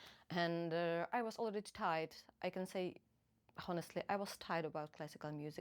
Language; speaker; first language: English; non-native, fluent; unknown